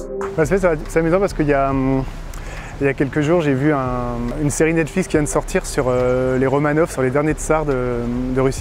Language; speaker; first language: French; native; French